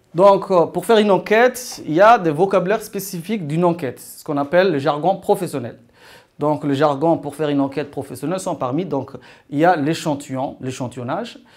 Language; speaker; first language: French; non-native, local second language; Arabic